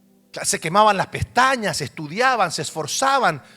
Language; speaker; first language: Spanish; native; Spanish